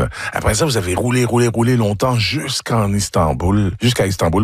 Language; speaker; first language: French; native; French